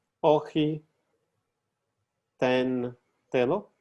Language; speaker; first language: Greek; non-native, learner; English